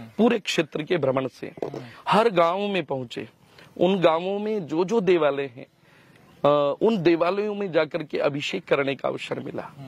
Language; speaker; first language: Hindi; native; Hindi